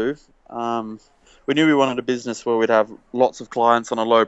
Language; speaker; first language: English; native; English